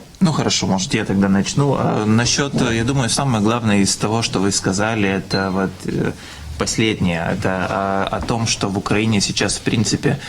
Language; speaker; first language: Russian; non-native, fluent; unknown